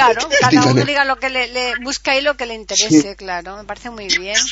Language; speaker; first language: Spanish; native; Spanish